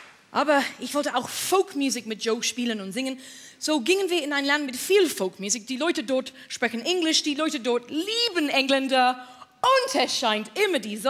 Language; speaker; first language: German; non-native, learner; English